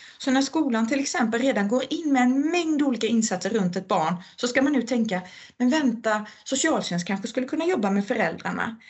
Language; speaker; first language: Swedish; native; Swedish